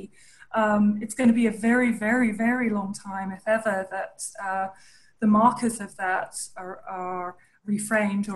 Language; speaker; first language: English; native; English